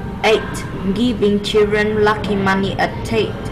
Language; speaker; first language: English; non-native, learner; Vietnamese